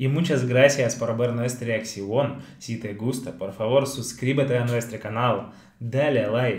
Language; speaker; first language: Spanish; non-native, learner; Russian